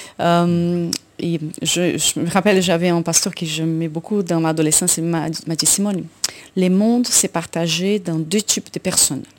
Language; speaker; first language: French; non-native, fluent; Portuguese